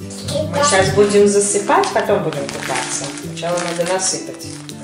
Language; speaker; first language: Russian; native; Russian